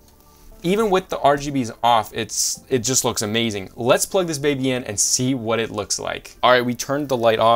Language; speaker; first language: English; native; English